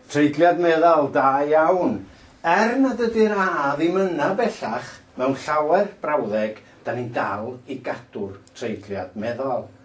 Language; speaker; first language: Welsh; native; Welsh